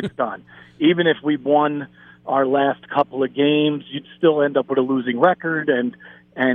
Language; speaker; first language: English; native; English